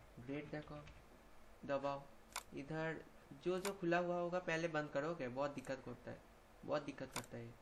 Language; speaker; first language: Hindi; non-native, local second language; Bangla